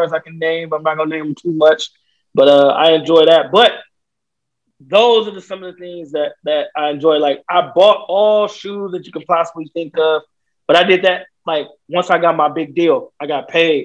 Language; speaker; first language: English; native; English